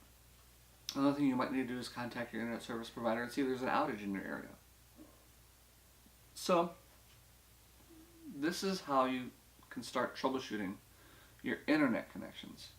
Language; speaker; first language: English; native; English